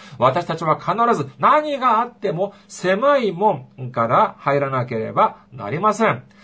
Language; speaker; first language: Japanese; non-native, fluent; Korean